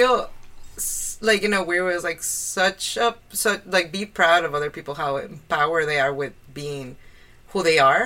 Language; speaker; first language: English; non-native, fluent; Spanish